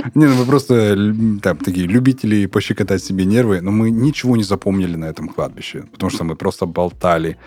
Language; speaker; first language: Russian; native; Russian